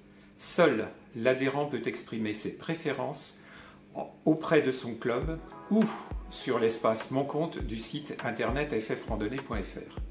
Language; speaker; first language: French; native; French